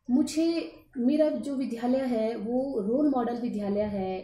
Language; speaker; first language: Hindi; native; Hindi